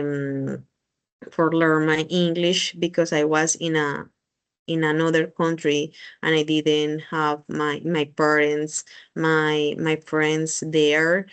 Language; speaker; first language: English; non-native, learner; Spanish